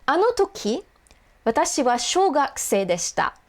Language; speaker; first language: Japanese; non-native, fluent; English